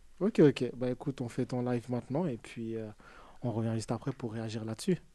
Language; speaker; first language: French; native; French